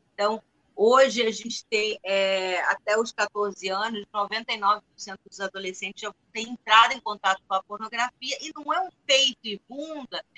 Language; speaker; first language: Portuguese; non-native, fluent; English